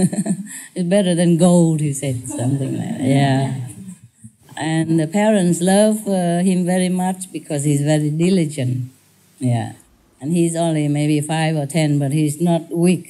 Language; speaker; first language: English; non-native, fluent; Vietnamese